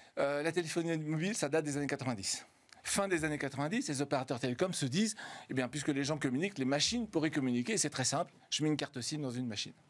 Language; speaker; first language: French; native; French